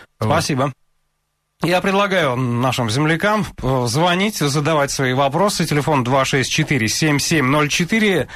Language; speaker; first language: Russian; native; Russian